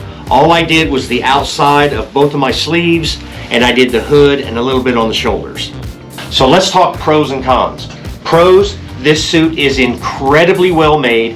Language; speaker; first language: English; native; English